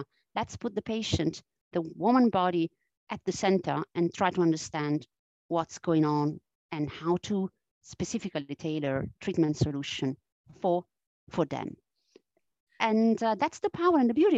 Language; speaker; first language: English; non-native, fluent; Italian